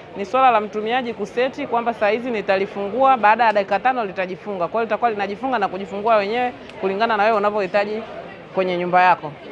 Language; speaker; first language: Swahili; native; Swahili